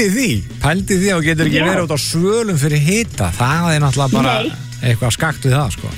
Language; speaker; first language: Icelandic; native; Icelandic